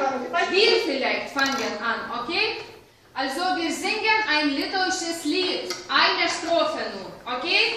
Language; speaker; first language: German; non-native, fluent; Lithuanian